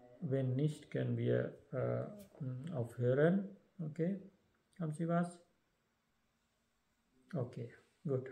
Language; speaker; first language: German; non-native, fluent; Sinhala